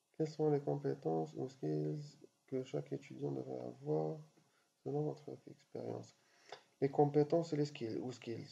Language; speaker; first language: French; non-native, local second language; Arabic